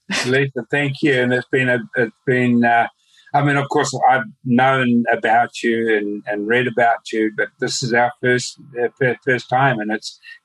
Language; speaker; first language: English; native; English